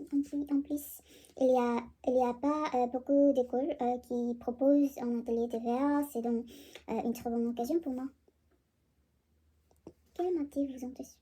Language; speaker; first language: French; non-native, learner; Korean